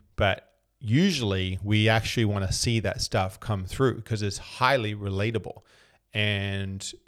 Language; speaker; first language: English; native; English